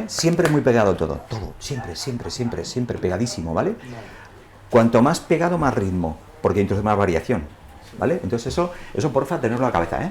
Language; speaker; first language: Spanish; native; Spanish